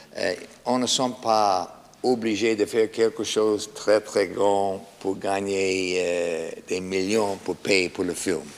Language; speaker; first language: French; non-native, fluent; English